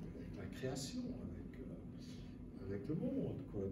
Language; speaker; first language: French; native; French